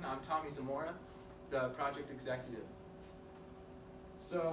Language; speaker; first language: English; native; English